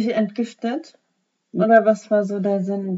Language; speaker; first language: German; native; German